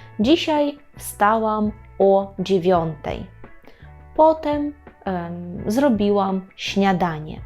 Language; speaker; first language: Polish; non-native, fluent; Ukrainian